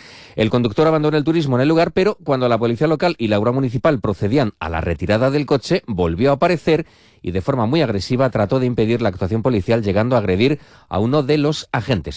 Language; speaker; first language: Spanish; native; Spanish